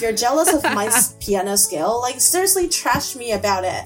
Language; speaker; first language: English; non-native, fluent; Chinese